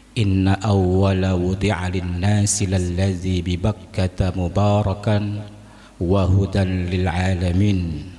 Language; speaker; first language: Malay; non-native, local second language; Achinese